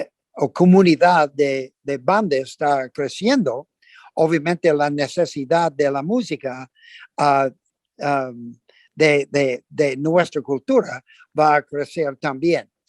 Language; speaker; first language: Spanish; non-native, fluent; English